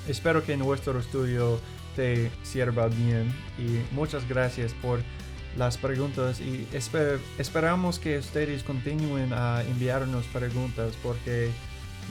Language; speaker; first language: Spanish; non-native, fluent; English